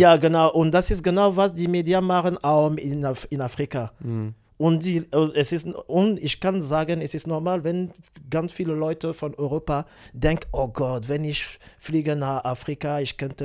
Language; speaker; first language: German; non-native, learner; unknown